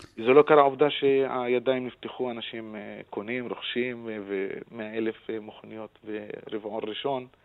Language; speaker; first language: Hebrew; non-native, local second language; Arabic